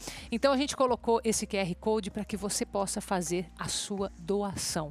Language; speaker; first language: Portuguese; native; Portuguese